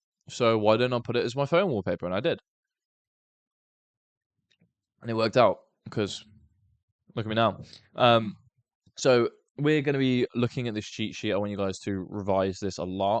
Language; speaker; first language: English; native; English